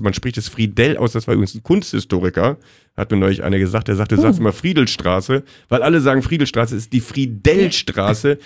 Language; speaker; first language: German; native; German